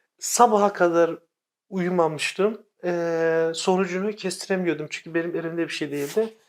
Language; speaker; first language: Turkish; non-native, local second language; Kurdish